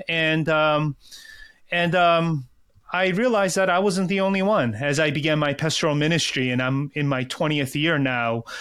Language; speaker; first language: English; early bilingual, other home language; Korean